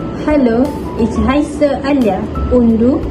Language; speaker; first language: German; non-native, learner; Malay